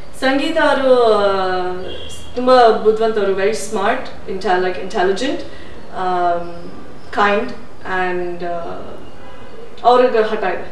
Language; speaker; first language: Kannada; non-native, fluent; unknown